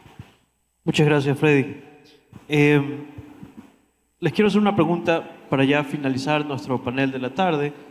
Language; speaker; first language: Spanish; native; Spanish